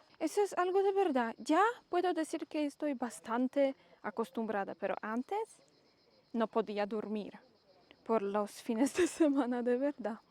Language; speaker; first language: Spanish; non-native, learner; Polish